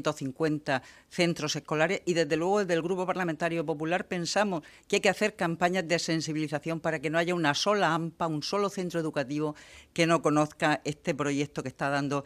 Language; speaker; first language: Spanish; native; Spanish